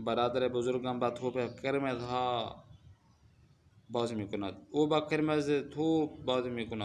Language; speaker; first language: Persian; non-native, fluent; Urdu